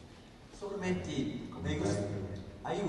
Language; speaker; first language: Spanish; non-native, fluent; English